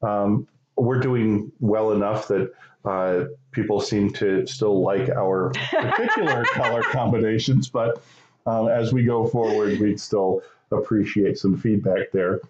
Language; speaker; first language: English; native; English